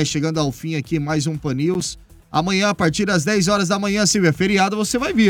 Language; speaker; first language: Portuguese; native; Portuguese